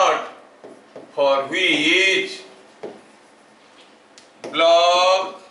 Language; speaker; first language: English; non-native, local second language; Hindi